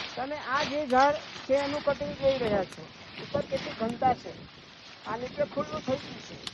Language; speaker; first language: Gujarati; native; Gujarati